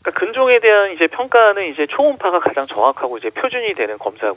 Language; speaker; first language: Korean; native; Korean